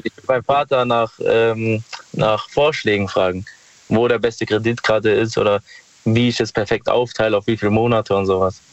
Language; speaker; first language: German; native; German